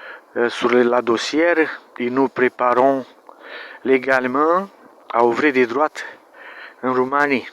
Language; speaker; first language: French; non-native, learner; Romanian